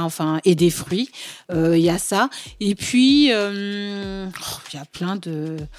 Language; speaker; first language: French; early bilingual, other home language; Bambara